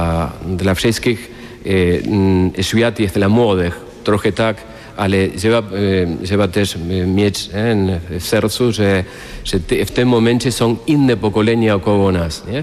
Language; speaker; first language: Polish; non-native, fluent; Spanish